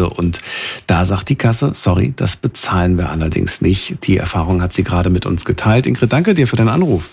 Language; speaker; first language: German; native; German